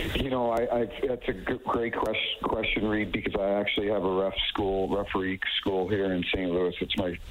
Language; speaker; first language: English; native; English